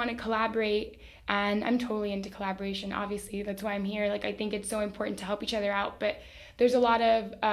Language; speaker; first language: English; early bilingual, other home language; Spanish